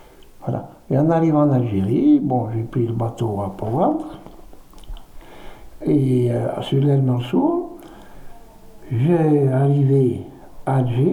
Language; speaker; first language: French; native; French